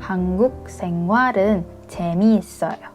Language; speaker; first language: Korean; non-native, fluent; Indonesian